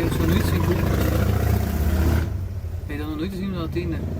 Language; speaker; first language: Dutch; native; Dutch